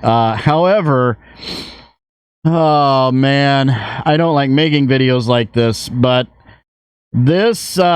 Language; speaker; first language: English; native; English